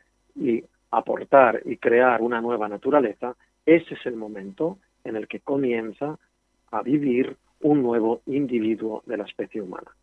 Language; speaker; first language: Spanish; native; Spanish